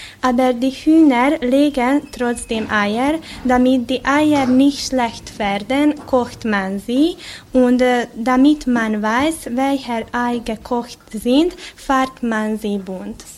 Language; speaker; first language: German; non-native, learner; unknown